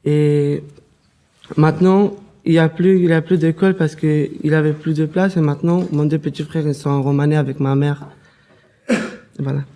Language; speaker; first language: French; non-native, learner; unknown